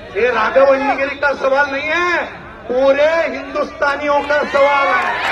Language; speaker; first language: Hindi; non-native, local second language; Kannada